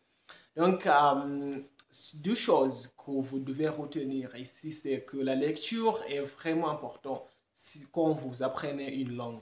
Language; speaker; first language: French; non-native, fluent; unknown